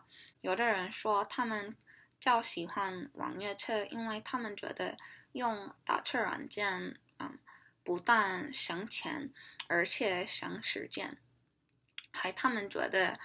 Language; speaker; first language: Chinese; non-native, learner; English